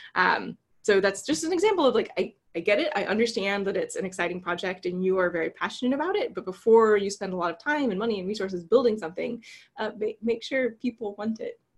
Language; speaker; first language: English; native; English